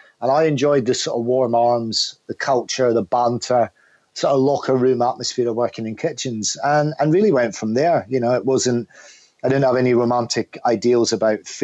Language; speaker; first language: English; native; English